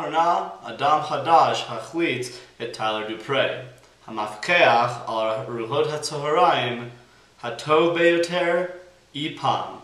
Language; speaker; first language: Hebrew; non-native, learner; English